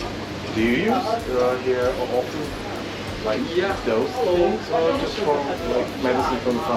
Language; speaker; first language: English; non-native, learner; Serbian